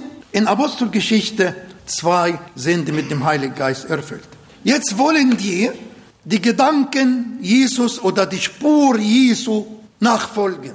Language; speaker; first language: German; non-native, fluent; Arabic